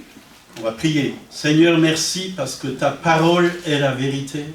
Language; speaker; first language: French; native; French